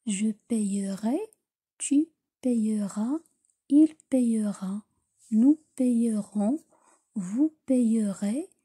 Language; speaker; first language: French; non-native, local second language; Arabic